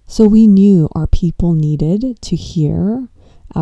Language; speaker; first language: English; native; English